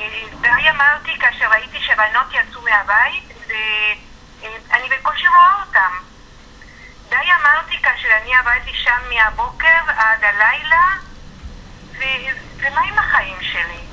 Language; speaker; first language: Hebrew; non-native, fluent; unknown